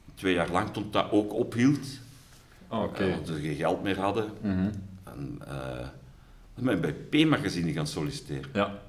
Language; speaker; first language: Dutch; native; Dutch